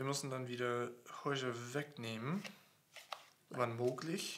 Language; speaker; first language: German; non-native, fluent; English